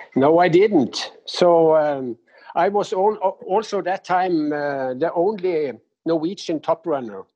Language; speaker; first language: English; non-native, fluent; Norwegian